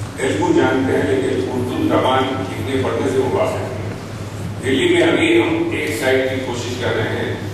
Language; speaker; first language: Urdu; native; Urdu